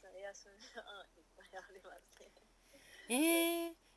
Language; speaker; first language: Japanese; non-native, learner; Nepali